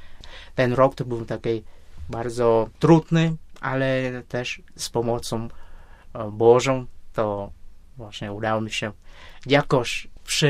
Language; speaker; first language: Polish; non-native, fluent; Vietnamese